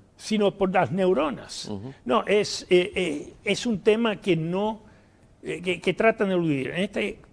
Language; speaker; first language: Spanish; early bilingual, heritage; Spanish